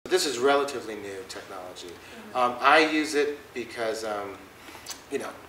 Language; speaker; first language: English; native; English